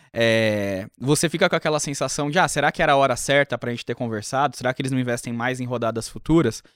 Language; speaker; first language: Portuguese; native; Portuguese